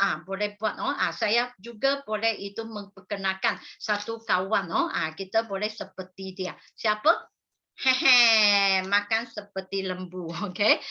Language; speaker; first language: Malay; non-native, local second language; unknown